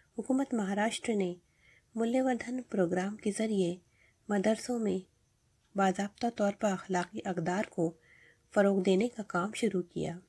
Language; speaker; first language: Urdu; native; Urdu